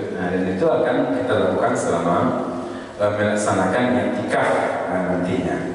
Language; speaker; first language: Malay; non-native, local second language; Minangkabau